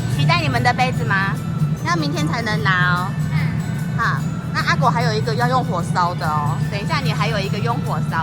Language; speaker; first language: Chinese; native; Chinese